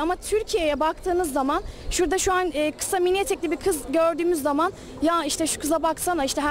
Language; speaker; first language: Turkish; native; Turkish